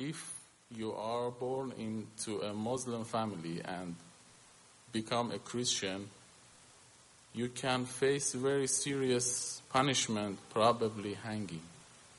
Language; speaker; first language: English; non-native, learner; Persian